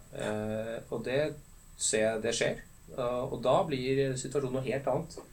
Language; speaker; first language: Norwegian; native; Norwegian